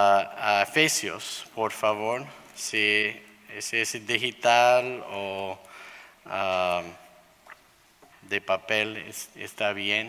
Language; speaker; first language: Spanish; non-native, fluent; English